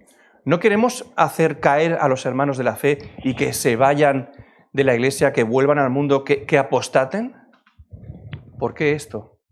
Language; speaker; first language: Spanish; native; Spanish